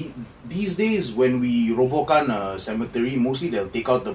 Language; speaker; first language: English; non-native, local second language; Malay